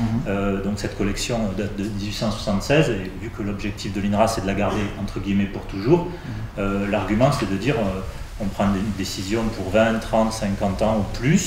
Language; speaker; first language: French; native; French